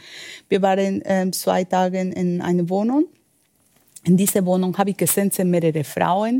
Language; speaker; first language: German; non-native, fluent; Spanish